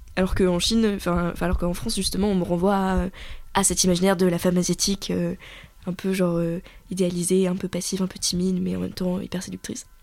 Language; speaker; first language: French; native; French